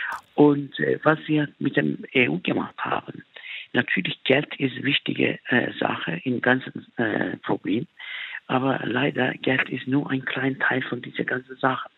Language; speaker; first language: German; non-native, fluent; Turkish